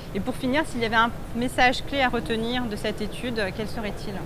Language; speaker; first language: French; native; French